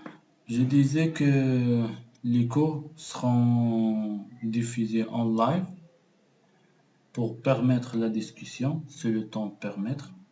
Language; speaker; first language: French; non-native, local second language; Arabic